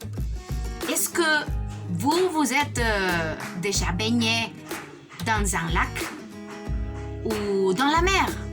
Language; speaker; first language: French; non-native, fluent; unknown